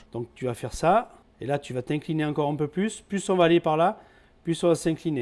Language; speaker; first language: French; native; French